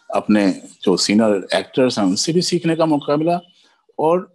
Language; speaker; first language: Hindi; early bilingual, other home language; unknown